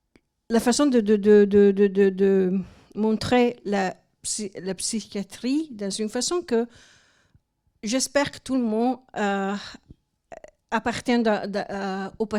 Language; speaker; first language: French; non-native, fluent; Italian